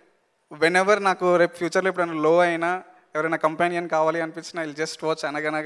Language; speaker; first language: Telugu; native; Telugu